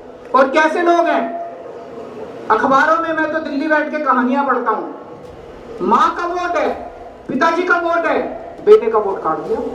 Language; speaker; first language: Hindi; native; Hindi